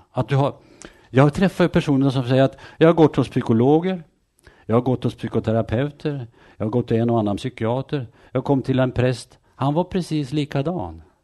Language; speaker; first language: Swedish; native; Swedish